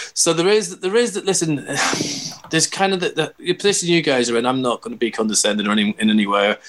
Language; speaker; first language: English; native; English